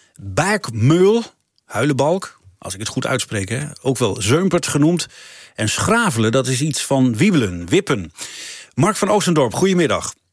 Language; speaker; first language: Dutch; native; Dutch